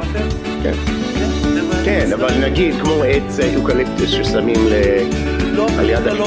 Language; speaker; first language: Hebrew; non-native, fluent; English